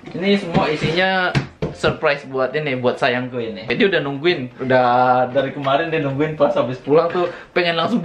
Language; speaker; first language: Indonesian; native; Indonesian